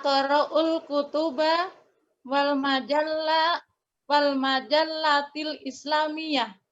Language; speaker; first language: Arabic; non-native, learner; Indonesian